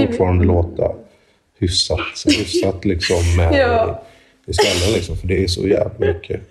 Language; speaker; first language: Swedish; native; Swedish